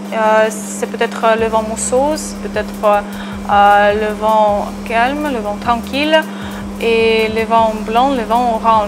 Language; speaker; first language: French; non-native, fluent; Russian